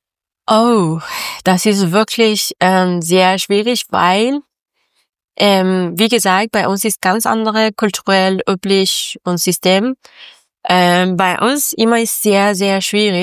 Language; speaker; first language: German; non-native, learner; Persian